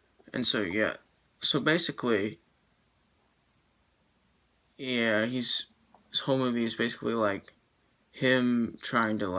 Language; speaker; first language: English; native; English